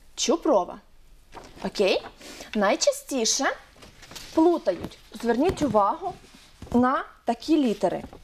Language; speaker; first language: Ukrainian; native; Ukrainian